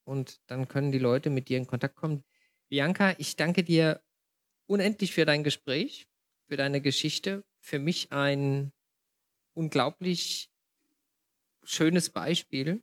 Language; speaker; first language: German; native; German